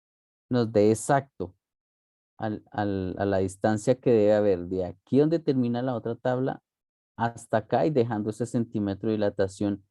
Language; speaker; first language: Spanish; native; Spanish